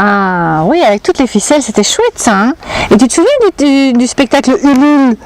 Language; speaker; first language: French; native; French